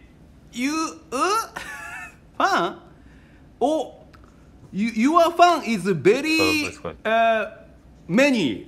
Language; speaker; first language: English; non-native, learner; Japanese